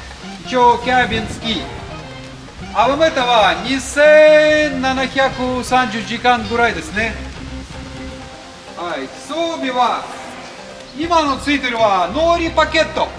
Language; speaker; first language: Japanese; non-native, fluent; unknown